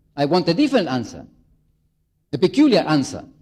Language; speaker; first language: English; non-native, fluent; Spanish